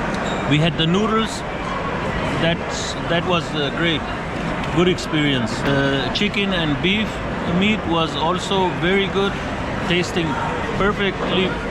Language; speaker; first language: English; non-native, fluent; Pashto